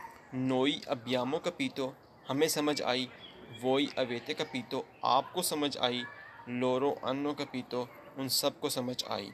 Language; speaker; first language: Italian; non-native, fluent; Urdu